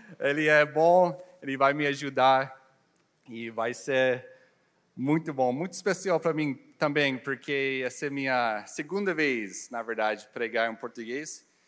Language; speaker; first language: Portuguese; non-native, learner; English